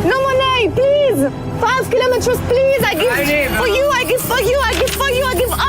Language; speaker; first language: English; non-native, learner; French